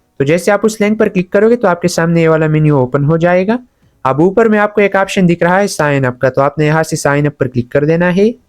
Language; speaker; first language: Urdu; non-native, local second language; Punjabi